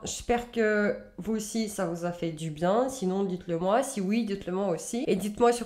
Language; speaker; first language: French; native; French